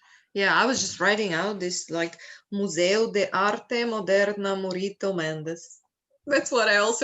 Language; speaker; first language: English; non-native, fluent; Russian